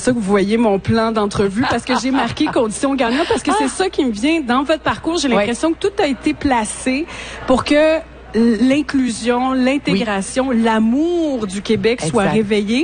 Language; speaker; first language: French; native; French